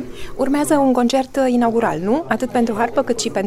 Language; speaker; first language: Romanian; native; Romanian